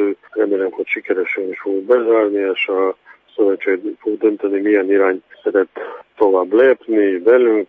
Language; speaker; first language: Hungarian; non-native, fluent; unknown